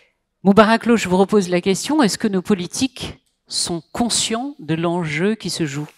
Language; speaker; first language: French; non-native, local second language; Arabic